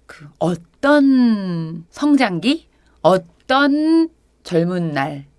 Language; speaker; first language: Korean; native; Korean